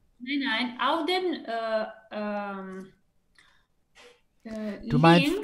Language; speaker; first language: German; non-native, learner; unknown